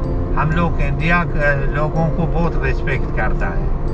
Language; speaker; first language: Hindi; non-native, learner; Arabic